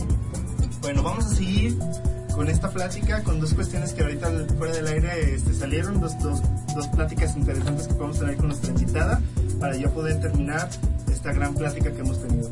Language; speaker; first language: Spanish; native; Spanish